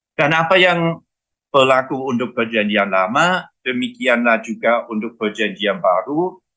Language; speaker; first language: Indonesian; non-native, fluent; German